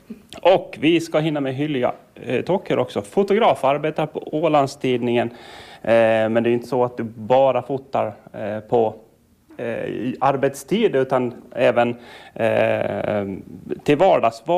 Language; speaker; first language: Swedish; native; Swedish